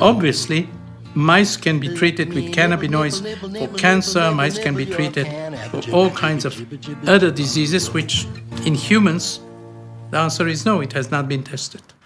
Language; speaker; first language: English; non-native, fluent; Bulgarian